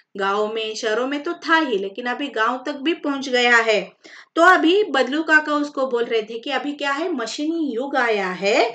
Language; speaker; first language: Hindi; non-native, local second language; Marathi